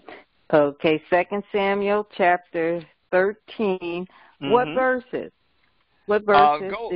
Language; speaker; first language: English; native; English